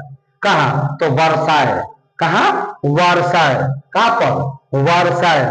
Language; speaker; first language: Hindi; non-native, local second language; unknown